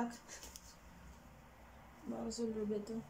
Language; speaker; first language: Polish; non-native, learner; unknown